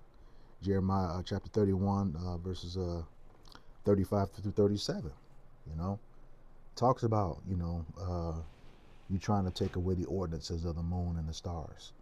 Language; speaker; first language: English; native; English